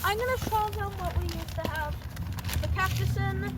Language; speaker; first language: English; native; English